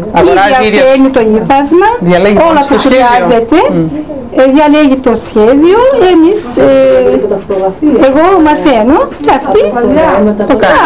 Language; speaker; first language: Greek; non-native, local second language; Turkish